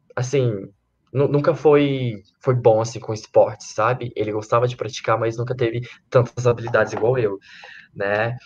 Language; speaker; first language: Portuguese; native; Portuguese